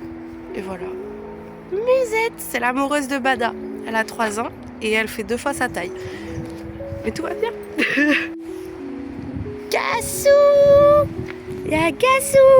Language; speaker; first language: French; native; French